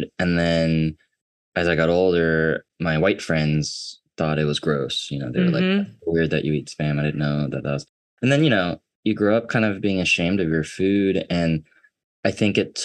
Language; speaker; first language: English; native; English